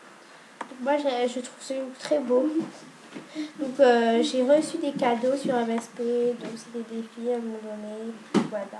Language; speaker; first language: French; native; French